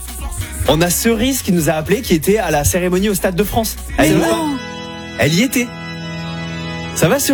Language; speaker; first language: French; native; French